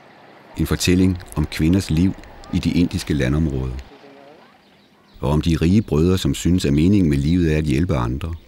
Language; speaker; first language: Danish; native; Danish